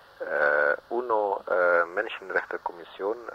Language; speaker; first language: German; non-native, learner; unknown